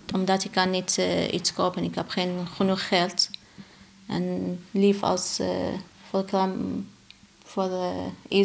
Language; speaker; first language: Dutch; non-native, learner; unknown